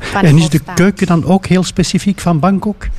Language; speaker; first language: Dutch; native; Dutch